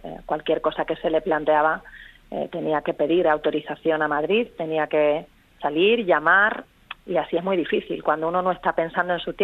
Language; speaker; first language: Spanish; native; Spanish